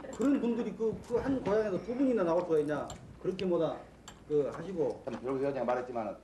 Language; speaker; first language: Korean; native; Korean